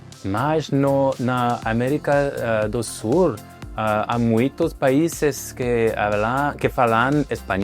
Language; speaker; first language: Portuguese; non-native, learner; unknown